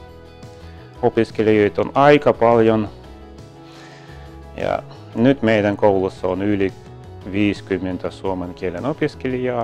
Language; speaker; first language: Finnish; non-native, local second language; Russian